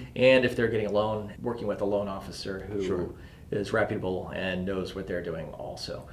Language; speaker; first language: English; native; English